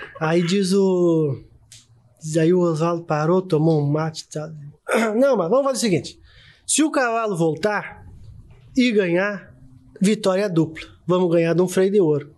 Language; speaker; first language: Portuguese; native; Portuguese